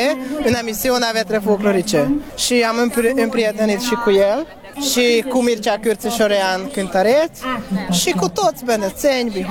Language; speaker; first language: Romanian; non-native, local second language; Hungarian